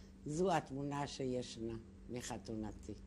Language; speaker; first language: Hebrew; non-native, fluent; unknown